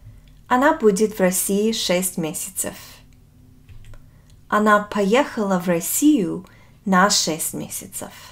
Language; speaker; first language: Russian; non-native, fluent; English